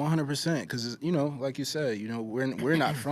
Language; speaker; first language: English; native; English